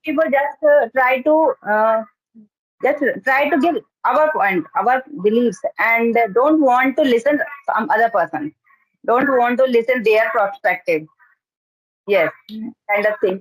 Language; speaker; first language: English; non-native, learner; Hindi